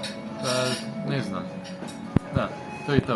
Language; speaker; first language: Croatian; non-native, learner; English